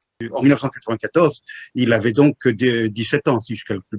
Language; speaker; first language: French; native; French